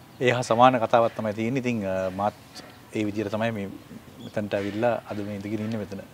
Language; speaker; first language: Sinhala; native; Sinhala